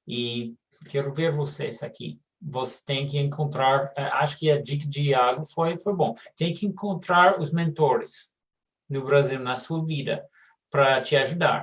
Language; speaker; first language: Portuguese; non-native, fluent; English